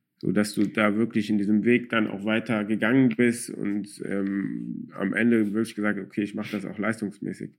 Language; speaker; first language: German; early bilingual, other home language; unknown